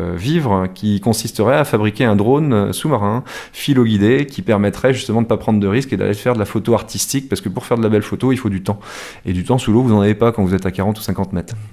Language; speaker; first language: French; native; French